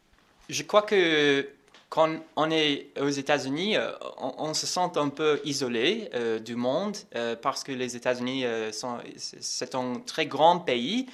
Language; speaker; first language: French; non-native, fluent; English